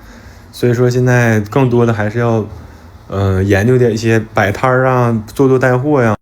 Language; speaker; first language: Chinese; native; Chinese